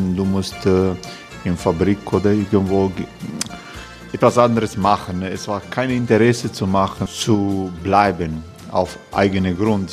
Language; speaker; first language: German; non-native, fluent; Croatian